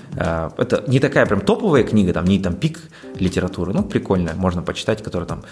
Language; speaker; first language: Russian; native; Russian